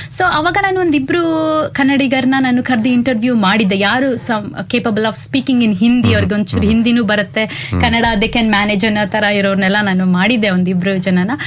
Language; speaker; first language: Kannada; native; Kannada